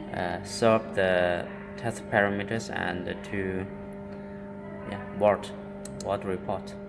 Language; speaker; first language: English; non-native, learner; Chinese